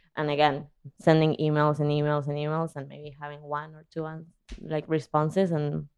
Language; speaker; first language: English; non-native, fluent; Spanish